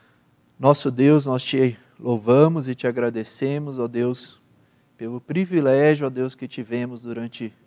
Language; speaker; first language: Portuguese; native; Portuguese